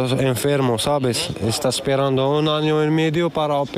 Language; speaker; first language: Spanish; non-native, learner; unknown